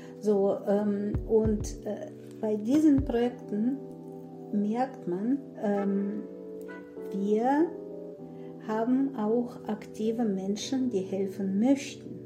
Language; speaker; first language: German; non-native, fluent; Russian